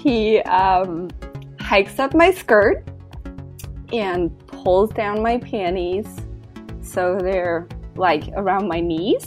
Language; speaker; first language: English; non-native, fluent; Danish